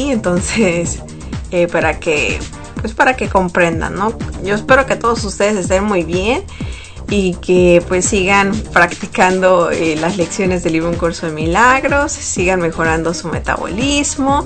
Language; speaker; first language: Spanish; native; Spanish